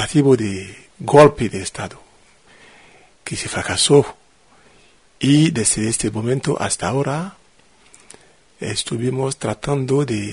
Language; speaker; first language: Spanish; non-native, fluent; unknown